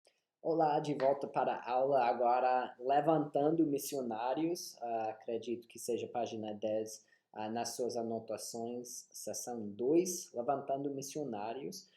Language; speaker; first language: Portuguese; non-native, fluent; English